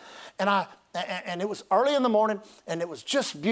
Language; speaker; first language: English; native; English